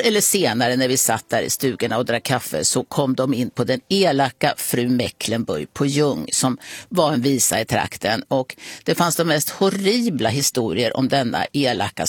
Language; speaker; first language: Swedish; native; Swedish